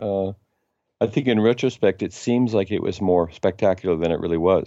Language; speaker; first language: English; native; English